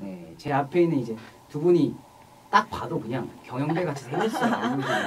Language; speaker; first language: Korean; native; Korean